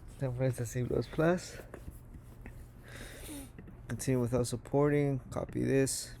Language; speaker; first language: English; native; English